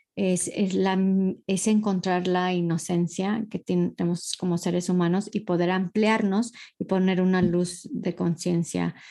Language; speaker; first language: Spanish; early bilingual, heritage; Spanish